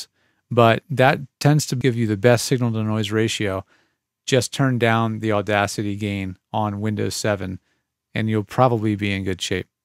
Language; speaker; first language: English; native; English